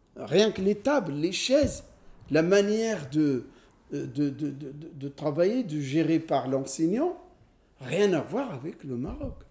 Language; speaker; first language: French; non-native, fluent; Arabic